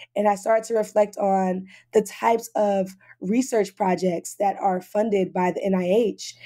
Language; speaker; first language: English; native; English